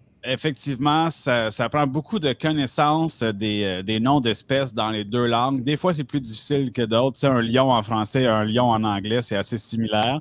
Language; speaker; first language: French; native; French